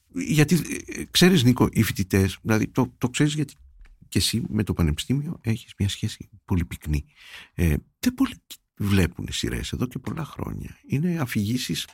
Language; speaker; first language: Greek; early bilingual, heritage; Greek